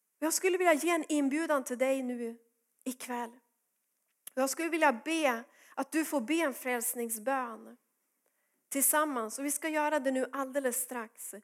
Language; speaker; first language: Swedish; native; Swedish